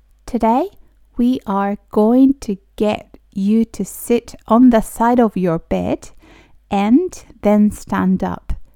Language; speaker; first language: English; non-native, fluent; Japanese